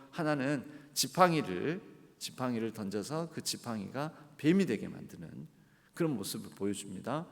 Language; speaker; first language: Korean; native; Korean